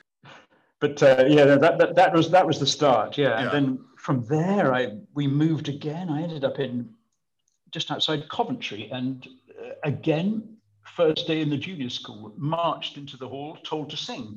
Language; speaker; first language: English; native; English